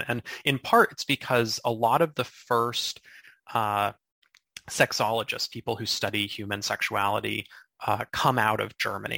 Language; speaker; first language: English; native; English